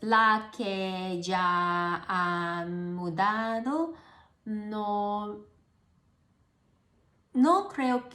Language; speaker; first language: Spanish; non-native, learner; Cantonese